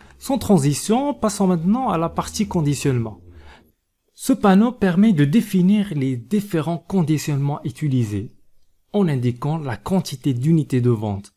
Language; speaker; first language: French; non-native, local second language; Arabic